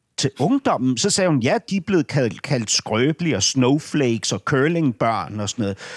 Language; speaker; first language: Danish; native; Danish